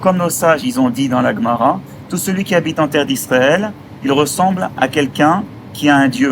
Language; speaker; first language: French; native; French